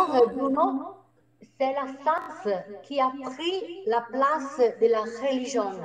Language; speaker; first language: French; non-native, fluent; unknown